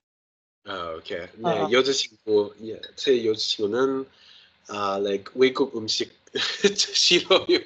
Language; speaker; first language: Korean; non-native, learner; English